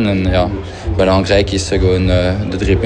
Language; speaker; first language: Dutch; non-native, fluent; French